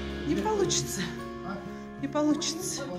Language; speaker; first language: Russian; non-native, learner; Mongolian